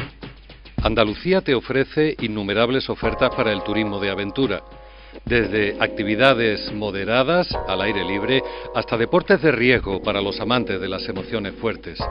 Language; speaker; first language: Spanish; native; Spanish